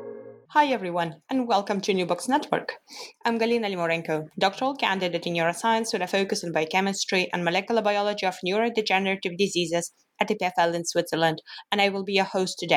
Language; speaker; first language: English; non-native, fluent; Lithuanian